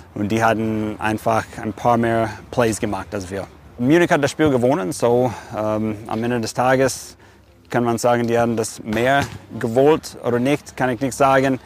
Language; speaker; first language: German; non-native, fluent; English